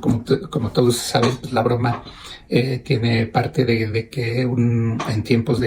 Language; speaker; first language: Spanish; native; Spanish